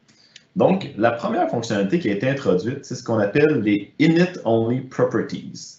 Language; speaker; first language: French; native; French